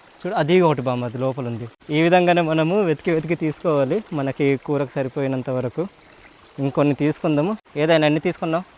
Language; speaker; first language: Telugu; non-native, local second language; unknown